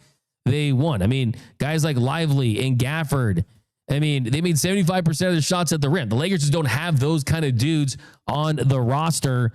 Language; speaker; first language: English; native; English